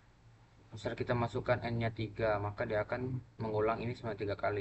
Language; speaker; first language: Indonesian; native; Indonesian